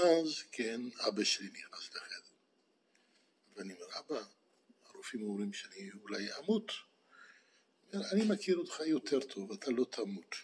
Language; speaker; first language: Hebrew; non-native, fluent; Dutch